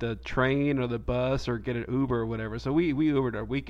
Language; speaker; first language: English; native; English